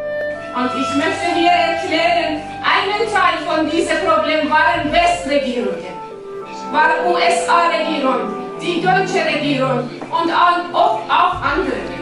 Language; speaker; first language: German; non-native, fluent; Persian